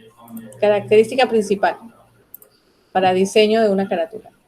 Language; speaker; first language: Spanish; native; Spanish